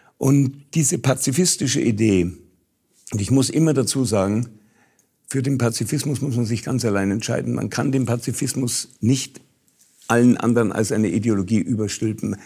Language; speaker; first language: German; native; German